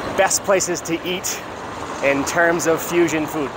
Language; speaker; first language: English; native; English